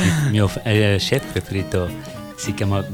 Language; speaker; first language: Italian; non-native, learner; Bangla